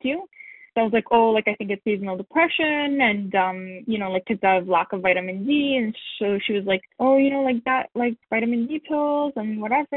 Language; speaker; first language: English; native; English